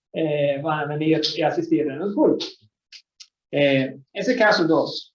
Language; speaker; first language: Spanish; non-native, fluent; Swedish